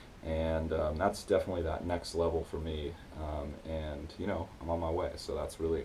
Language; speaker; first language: English; native; English